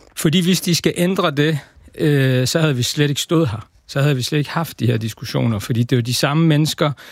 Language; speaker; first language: Danish; early bilingual, other home language; Persian